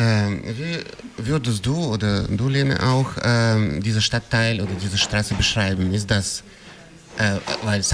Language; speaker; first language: German; non-native, fluent; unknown